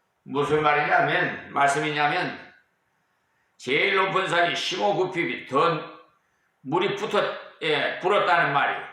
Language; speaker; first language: Korean; native; Korean